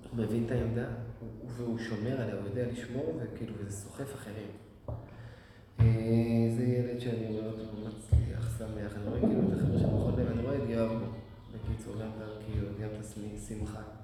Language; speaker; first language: Hebrew; native; Hebrew